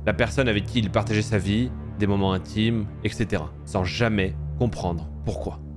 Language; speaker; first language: French; native; French